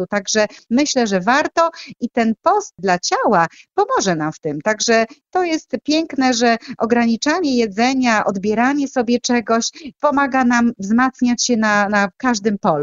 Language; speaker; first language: Polish; native; Polish